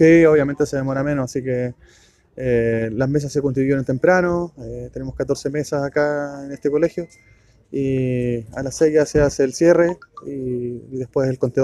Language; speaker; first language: Spanish; native; Spanish